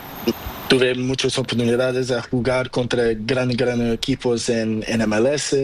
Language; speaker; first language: Spanish; non-native, learner; Portuguese